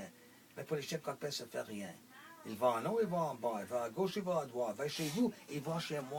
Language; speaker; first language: French; non-native, local second language; English